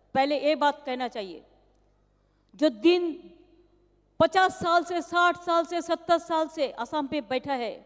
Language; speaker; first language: Hindi; non-native, local second language; Bangla